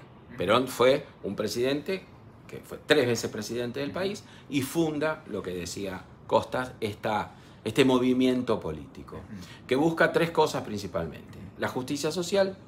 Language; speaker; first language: Spanish; native; Spanish